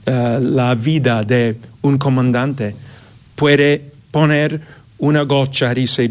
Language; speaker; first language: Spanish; non-native, fluent; English